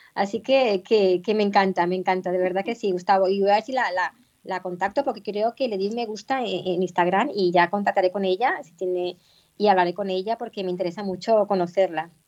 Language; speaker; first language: Spanish; native; Spanish